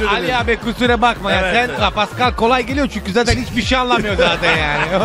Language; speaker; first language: Turkish; non-native, learner; Italian